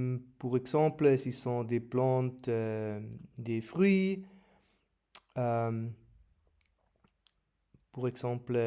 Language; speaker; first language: French; non-native, learner; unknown